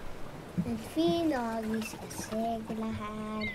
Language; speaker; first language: Dutch; non-native, learner; Swedish